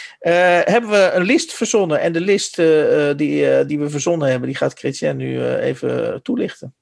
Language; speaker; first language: Dutch; native; Dutch